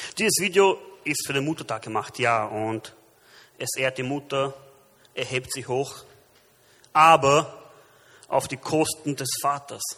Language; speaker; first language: German; early bilingual, other home language; Romanian